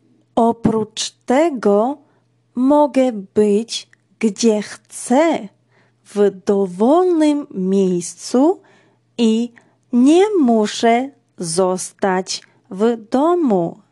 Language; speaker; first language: Polish; non-native, fluent; Georgian